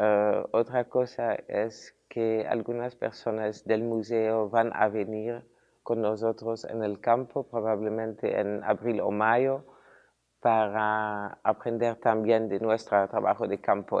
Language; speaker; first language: Spanish; non-native, fluent; Dutch